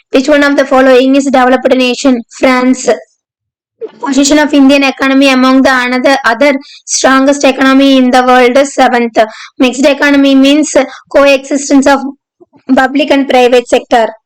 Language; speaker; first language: English; non-native, local second language; Tamil